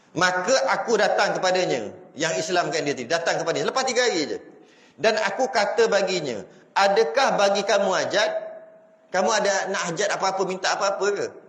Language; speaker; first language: Malay; native; Malay